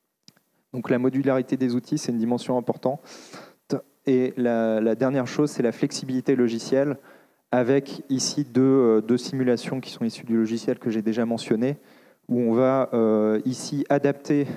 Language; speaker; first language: French; native; French